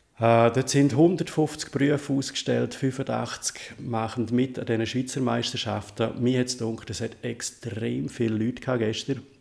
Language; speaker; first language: German; native; German